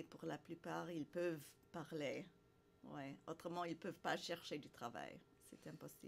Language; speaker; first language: French; non-native, fluent; English